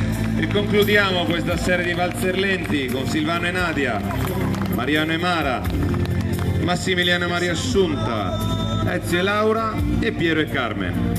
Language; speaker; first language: Italian; native; Italian